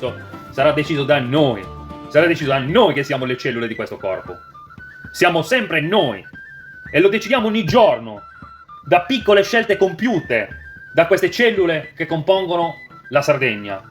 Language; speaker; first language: Italian; native; Italian